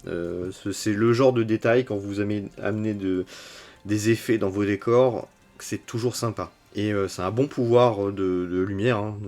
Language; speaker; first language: French; native; French